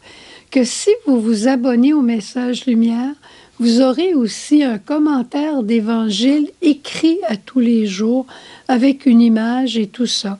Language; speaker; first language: French; native; French